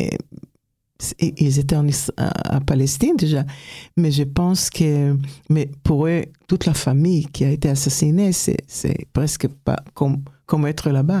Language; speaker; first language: French; non-native, fluent; Hebrew